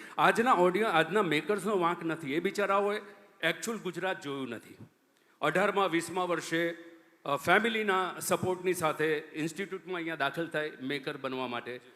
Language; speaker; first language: Gujarati; native; Gujarati